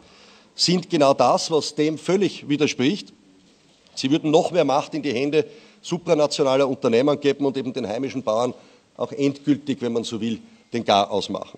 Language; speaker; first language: German; native; German